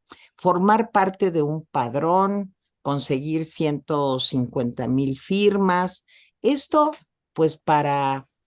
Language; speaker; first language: Spanish; native; Spanish